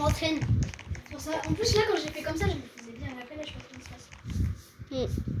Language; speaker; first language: French; native; French